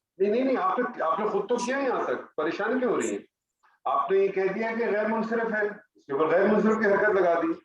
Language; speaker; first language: Urdu; native; Urdu